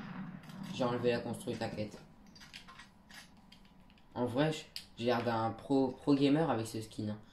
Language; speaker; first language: French; native; French